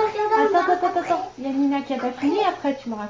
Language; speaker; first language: French; native; French